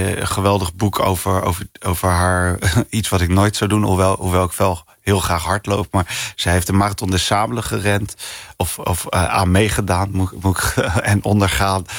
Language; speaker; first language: Dutch; early bilingual, other home language; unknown